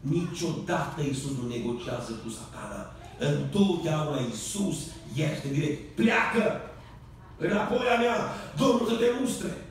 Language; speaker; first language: Romanian; native; Romanian